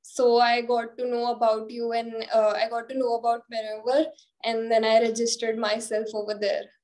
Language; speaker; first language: English; non-native, local second language; Hindi